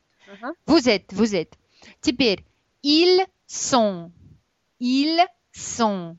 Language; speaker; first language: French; non-native, fluent; Russian